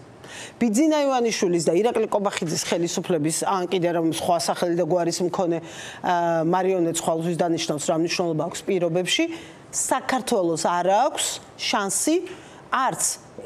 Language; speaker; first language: Georgian; native; Georgian